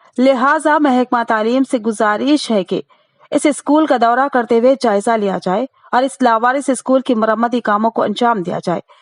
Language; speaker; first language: Urdu; native; Urdu